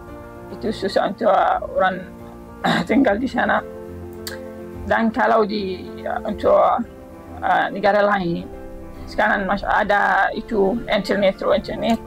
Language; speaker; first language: Indonesian; non-native, learner; Arabic